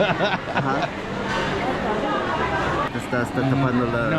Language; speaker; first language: Spanish; non-native, fluent; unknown